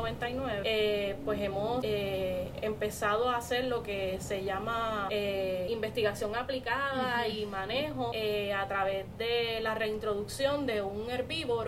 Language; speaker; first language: Spanish; native; Spanish